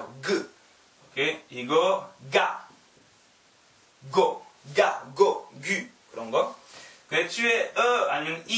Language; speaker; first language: Korean; non-native, learner; French